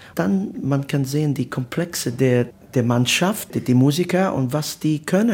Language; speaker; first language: German; non-native, learner; Italian